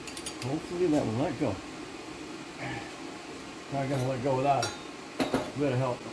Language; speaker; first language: English; native; English